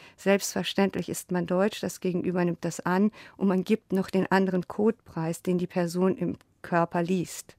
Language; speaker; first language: German; native; German